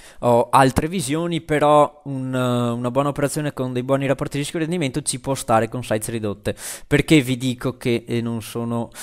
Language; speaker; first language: Italian; native; Italian